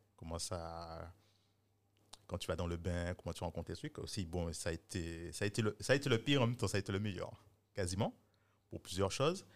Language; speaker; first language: French; native; French